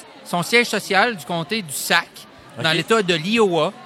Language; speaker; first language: French; native; French